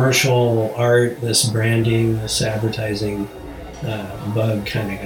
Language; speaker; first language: English; native; English